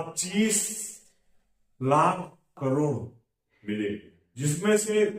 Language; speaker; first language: Hindi; native; Hindi